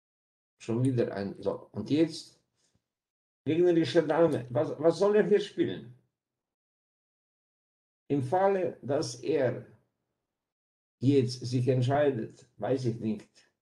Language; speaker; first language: German; non-native, fluent; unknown